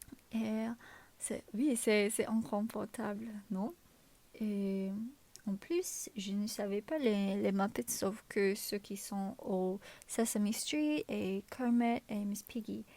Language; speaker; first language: French; non-native, learner; English